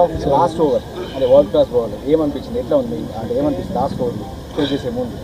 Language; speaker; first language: Telugu; native; Telugu